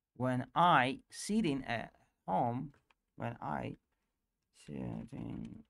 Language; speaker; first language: English; non-native, learner; Russian